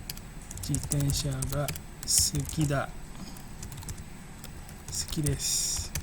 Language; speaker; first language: Japanese; non-native, fluent; Indonesian